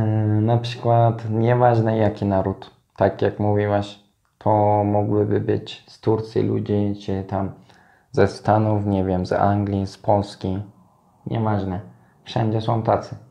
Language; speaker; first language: Polish; non-native, fluent; Turkish